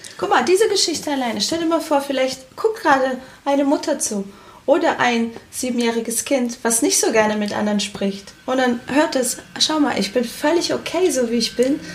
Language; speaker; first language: German; early bilingual, other home language; Portuguese